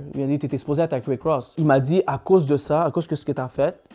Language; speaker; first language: French; native; French